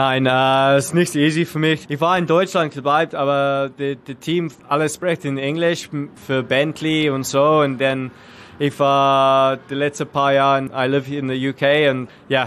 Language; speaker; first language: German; non-native, learner; English